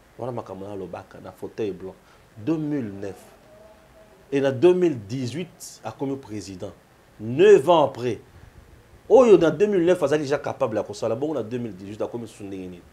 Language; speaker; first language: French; non-native, local second language; Lingala